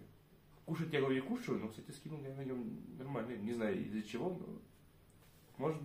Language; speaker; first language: Russian; native; Russian